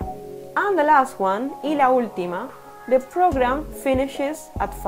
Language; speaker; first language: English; non-native, fluent; Spanish